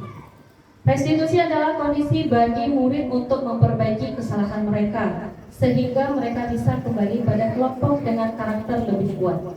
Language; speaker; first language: Indonesian; native; Indonesian